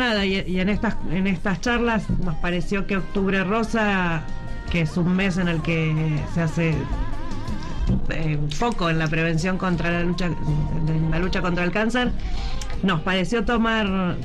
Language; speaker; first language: Spanish; native; Spanish